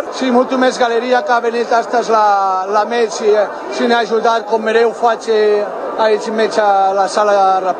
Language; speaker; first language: Romanian; non-native, learner; Spanish